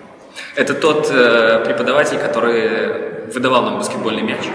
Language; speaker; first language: Russian; native; Russian